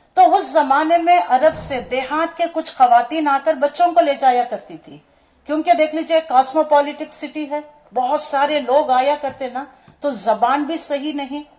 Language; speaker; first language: Urdu; native; Urdu